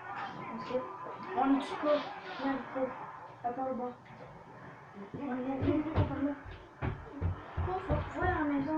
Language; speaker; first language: French; native; French